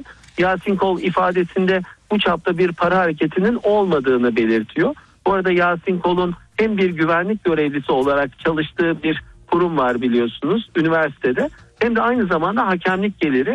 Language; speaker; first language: Turkish; native; Turkish